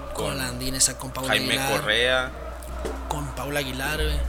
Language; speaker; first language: Spanish; early bilingual, heritage; Spanish